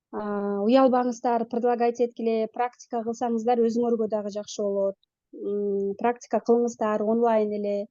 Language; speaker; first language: Kyrgyz; native; Kyrgyz